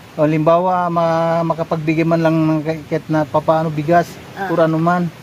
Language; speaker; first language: Filipino; native; Filipino